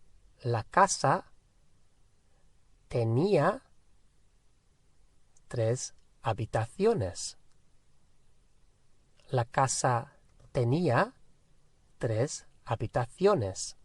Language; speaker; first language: Spanish; non-native, fluent; English